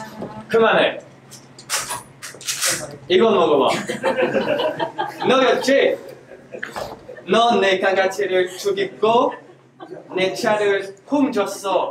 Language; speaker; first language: Korean; non-native, learner; French